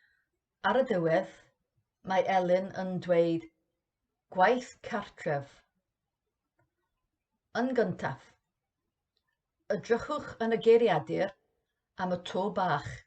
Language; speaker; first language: Welsh; non-native, learner; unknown